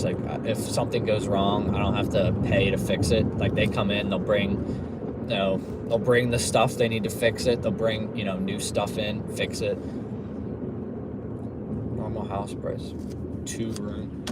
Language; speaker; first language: English; native; English